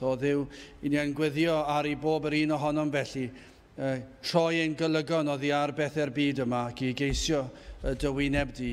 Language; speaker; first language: Welsh; native; Welsh